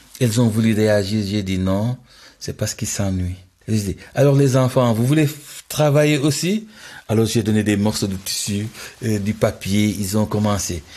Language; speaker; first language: French; non-native, local second language; Wolof